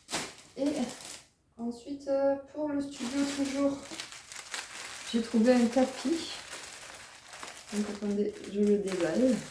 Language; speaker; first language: French; native; French